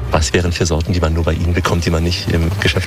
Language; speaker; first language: German; native; German